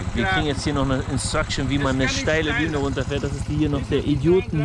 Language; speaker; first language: German; native; German